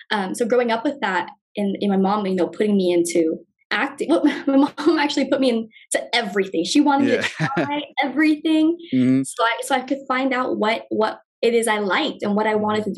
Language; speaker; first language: English; native; English